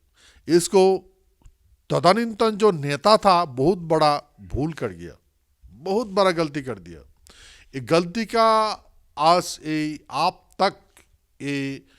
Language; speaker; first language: Hindi; non-native, local second language; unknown